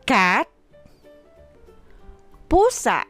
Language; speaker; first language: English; non-native, local second language; Filipino